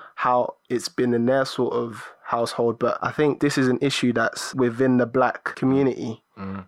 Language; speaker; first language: English; early bilingual, other home language; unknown